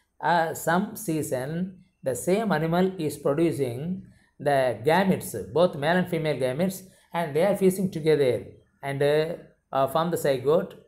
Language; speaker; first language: English; non-native, local second language; Tamil